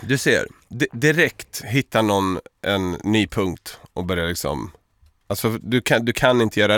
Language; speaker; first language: Swedish; native; Swedish